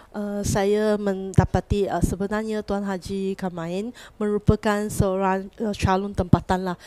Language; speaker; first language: Malay; non-native, local second language; Chinese